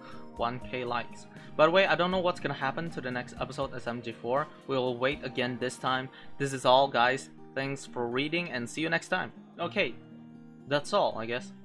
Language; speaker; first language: English; non-native, local second language; Filipino